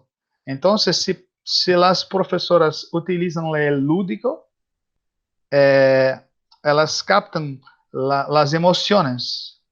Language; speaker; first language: Spanish; non-native, learner; Portuguese